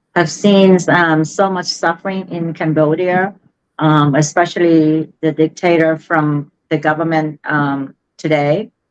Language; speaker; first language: English; non-native, fluent; Khmer